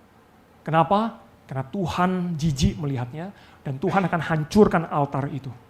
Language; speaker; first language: Indonesian; native; Indonesian